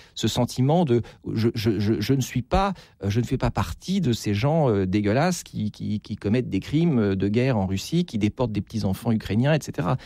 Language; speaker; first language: French; native; French